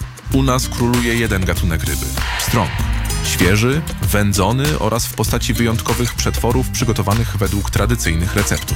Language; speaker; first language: Polish; native; Polish